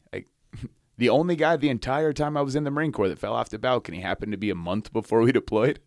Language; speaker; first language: English; native; English